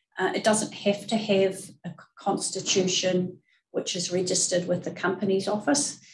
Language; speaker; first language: English; native; English